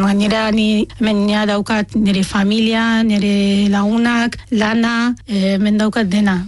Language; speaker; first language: Basque; non-native, fluent; Arabic